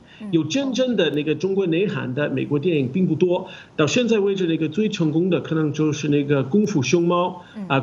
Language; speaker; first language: Chinese; non-native, fluent; English